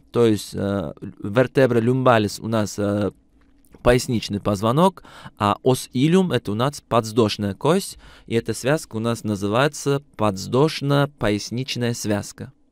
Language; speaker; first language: Russian; non-native, local second language; Uzbek